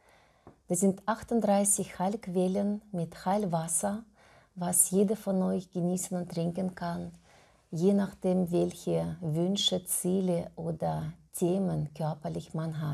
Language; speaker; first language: German; non-native, fluent; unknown